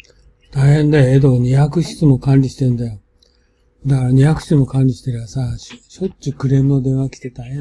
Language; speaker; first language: Japanese; native; Japanese